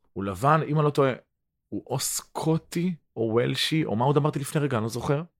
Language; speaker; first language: Hebrew; early bilingual, other home language; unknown